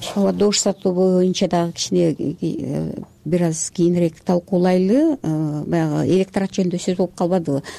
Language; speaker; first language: Kyrgyz; native; Kyrgyz